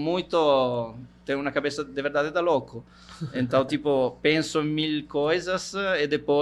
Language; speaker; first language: Portuguese; non-native, fluent; Italian